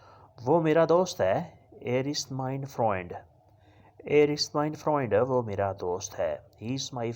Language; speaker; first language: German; non-native, learner; Urdu